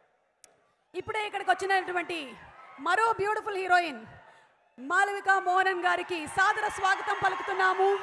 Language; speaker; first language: Telugu; native; Telugu